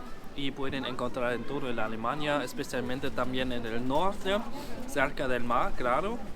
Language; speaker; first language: Spanish; non-native, learner; German